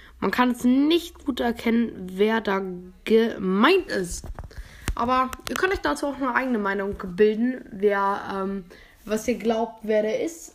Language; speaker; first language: German; native; German